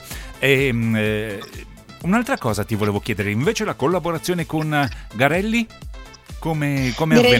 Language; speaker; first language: Italian; native; Italian